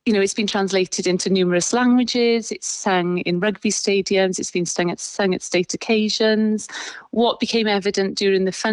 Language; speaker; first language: English; native; English